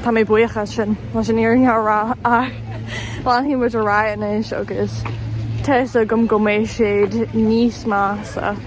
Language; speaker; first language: Irish; non-native, local second language; English